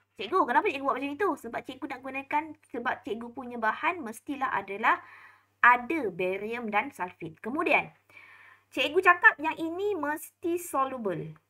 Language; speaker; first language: Malay; native; Malay